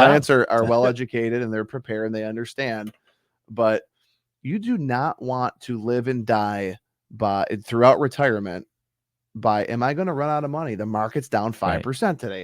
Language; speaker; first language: English; native; English